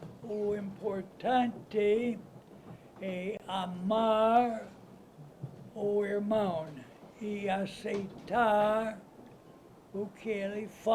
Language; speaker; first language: Portuguese; non-native, fluent; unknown